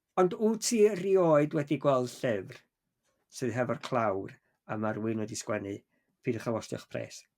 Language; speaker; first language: Welsh; native; Welsh